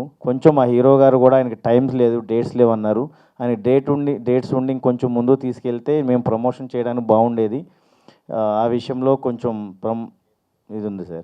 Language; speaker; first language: Telugu; native; Telugu